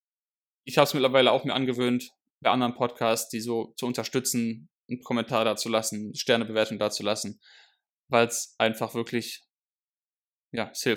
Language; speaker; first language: German; native; German